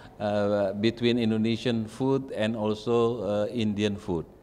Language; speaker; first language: English; non-native, fluent; Indonesian